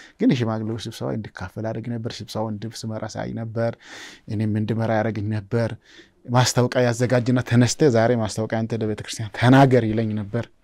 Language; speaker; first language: Amharic; non-native, local second language; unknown